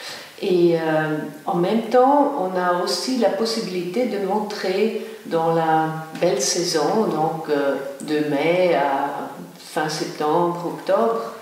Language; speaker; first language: French; non-native, local second language; German